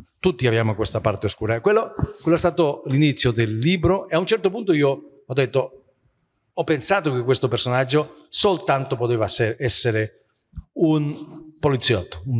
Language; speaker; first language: Italian; non-native, fluent; Spanish